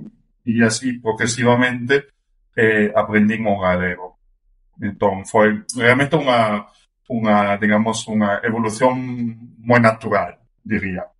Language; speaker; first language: Galician; non-native, fluent; German